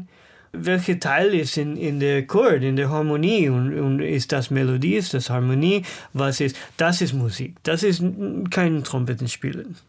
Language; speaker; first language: German; non-native, learner; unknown